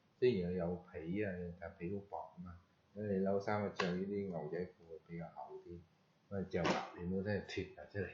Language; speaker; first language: Cantonese; early bilingual, heritage; Cantonese